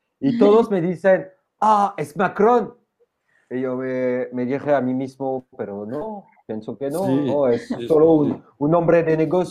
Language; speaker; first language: Spanish; non-native, fluent; French